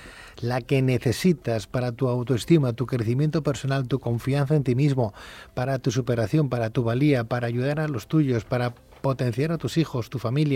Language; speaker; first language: Spanish; native; Spanish